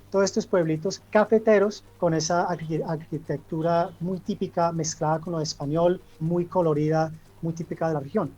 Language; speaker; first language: Spanish; early bilingual, heritage; Spanish